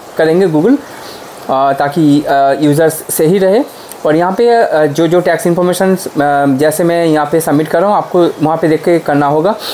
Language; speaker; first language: Hindi; non-native, local second language; Bangla